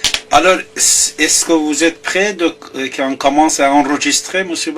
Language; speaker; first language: French; non-native, fluent; Persian